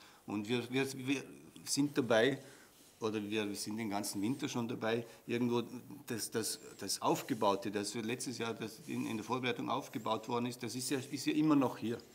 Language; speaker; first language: German; native; German